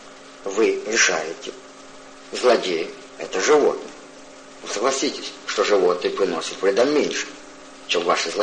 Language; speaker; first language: Russian; native; Russian